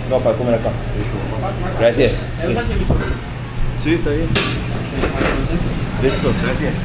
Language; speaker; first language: Spanish; non-native, learner; English